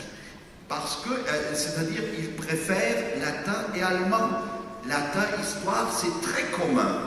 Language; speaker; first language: French; non-native, fluent; German